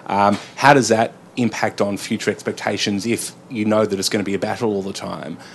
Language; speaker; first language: English; native; English